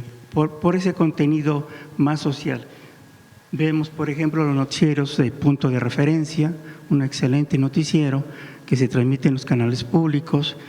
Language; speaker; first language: Spanish; native; Spanish